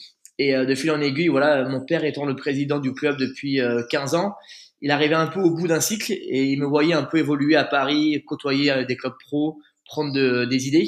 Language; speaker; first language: French; native; French